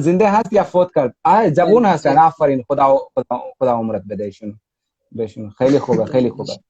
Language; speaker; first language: Persian; non-native, fluent; Hindi